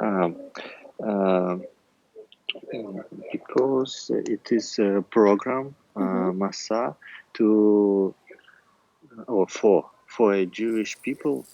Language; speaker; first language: English; non-native, learner; Russian